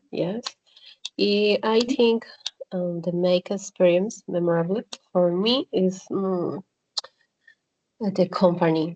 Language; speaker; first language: English; non-native, learner; Spanish